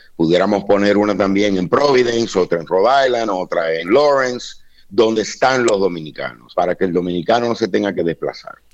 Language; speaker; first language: Spanish; native; Spanish